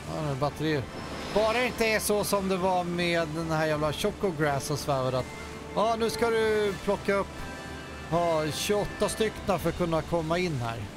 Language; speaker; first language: Swedish; native; Swedish